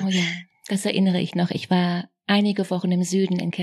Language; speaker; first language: German; native; German